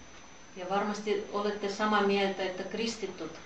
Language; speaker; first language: Finnish; non-native, learner; Russian